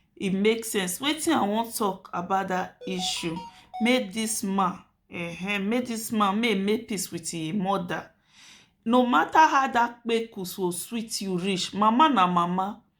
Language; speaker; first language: Nigerian Pidgin; native; Nigerian Pidgin